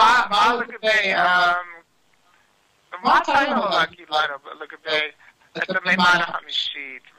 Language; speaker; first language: Hebrew; non-native, learner; English